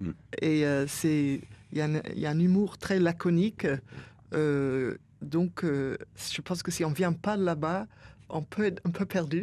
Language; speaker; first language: French; non-native, fluent; English